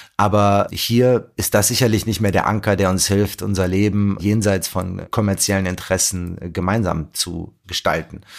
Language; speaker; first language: German; early bilingual, other home language; Arabic